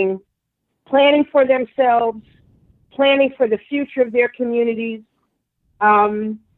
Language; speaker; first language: English; native; English